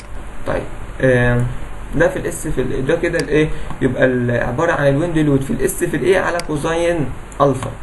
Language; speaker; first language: Arabic; native; Arabic